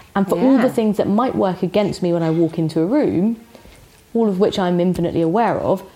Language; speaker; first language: English; native; English